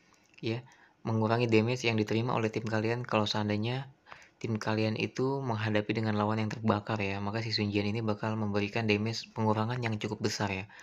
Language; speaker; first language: Indonesian; native; Indonesian